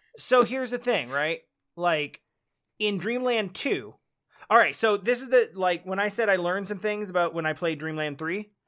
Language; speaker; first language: English; native; English